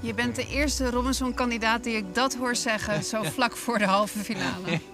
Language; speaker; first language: Dutch; native; Dutch